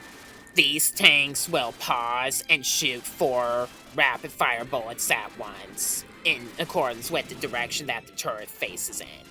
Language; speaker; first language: English; native; English